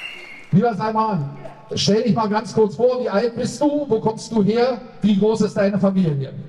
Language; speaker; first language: German; native; German